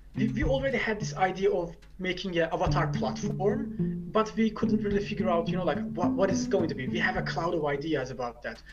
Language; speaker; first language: English; non-native, fluent; Turkish